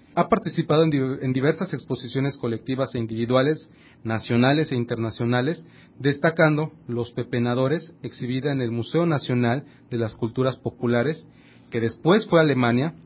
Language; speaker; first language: Spanish; native; Spanish